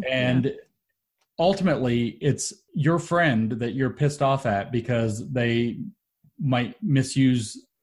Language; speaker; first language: English; native; English